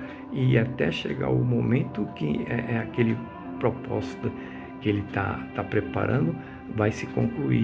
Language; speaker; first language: Portuguese; native; Portuguese